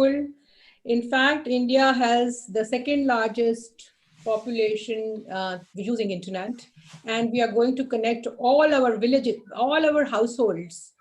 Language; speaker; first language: English; non-native, local second language; Hindi